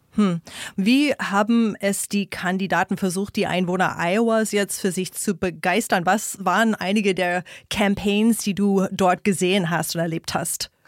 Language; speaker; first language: German; non-native, fluent; English